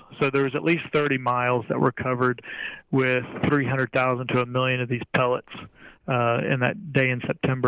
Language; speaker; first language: English; native; English